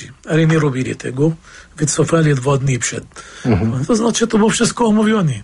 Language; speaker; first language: Polish; non-native, fluent; Arabic